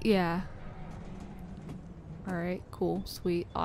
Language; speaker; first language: English; native; English